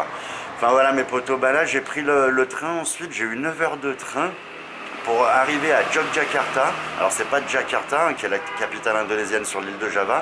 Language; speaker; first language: French; native; French